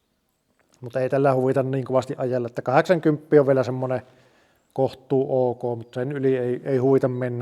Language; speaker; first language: Finnish; native; Finnish